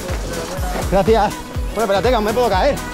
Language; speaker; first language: Spanish; native; Spanish